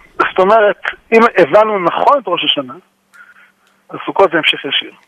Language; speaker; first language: Hebrew; native; Hebrew